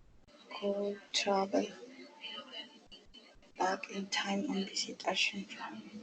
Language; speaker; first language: English; non-native, learner; Spanish